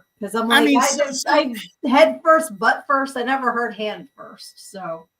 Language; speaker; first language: English; native; English